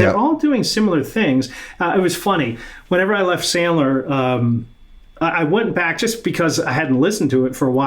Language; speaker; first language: English; native; English